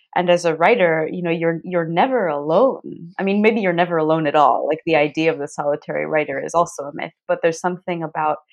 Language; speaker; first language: English; native; English